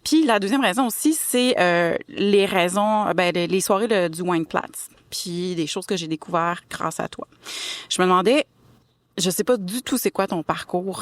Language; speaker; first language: French; native; French